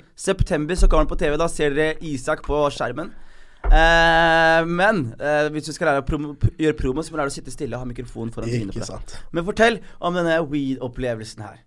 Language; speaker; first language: Norwegian; early bilingual, other home language; Somali